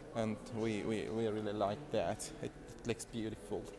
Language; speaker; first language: English; non-native, fluent; Russian